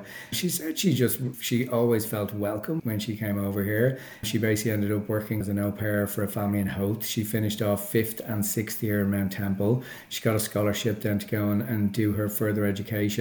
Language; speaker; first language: English; native; English